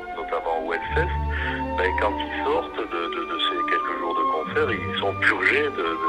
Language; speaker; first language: French; native; French